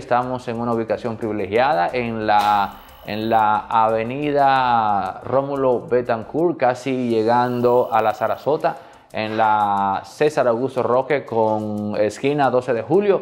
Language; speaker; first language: Spanish; native; Spanish